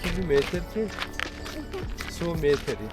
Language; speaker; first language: German; non-native, learner; Pashto